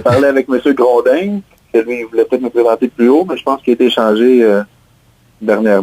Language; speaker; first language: French; native; French